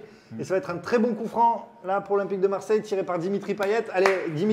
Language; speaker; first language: French; native; French